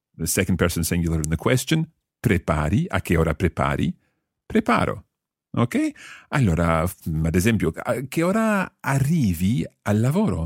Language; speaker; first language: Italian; non-native, fluent; English